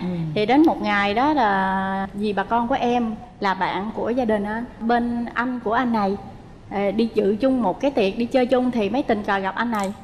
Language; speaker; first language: Vietnamese; native; Vietnamese